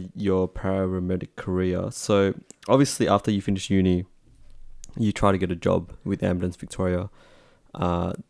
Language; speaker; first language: English; native; English